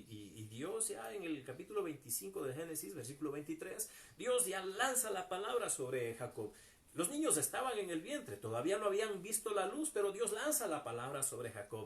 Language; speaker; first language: Spanish; native; Spanish